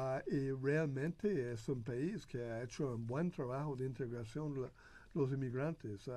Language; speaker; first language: Spanish; non-native, fluent; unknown